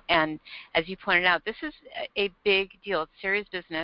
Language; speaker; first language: English; native; English